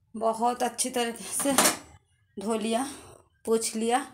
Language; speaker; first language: Hindi; non-native, local second language; Bangla